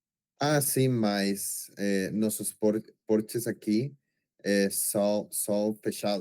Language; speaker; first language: Portuguese; non-native, learner; Spanish